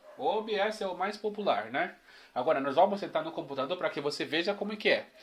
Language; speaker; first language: Portuguese; non-native, fluent; Haitian Creole